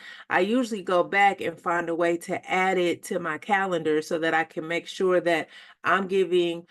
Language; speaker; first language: English; native; English